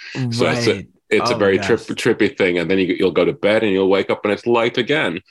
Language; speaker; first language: English; non-native, fluent; Finnish